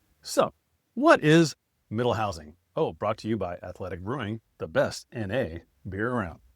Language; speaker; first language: English; native; English